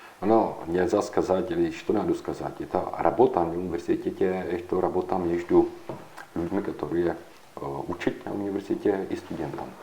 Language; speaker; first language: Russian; non-native, learner; Czech